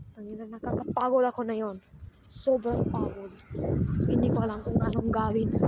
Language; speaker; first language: Filipino; non-native, learner; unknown